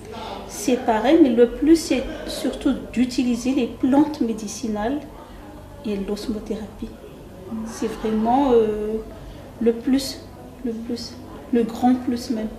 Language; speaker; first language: French; non-native, local second language; Malagasy